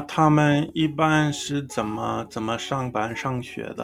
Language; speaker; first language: Chinese; non-native, fluent; English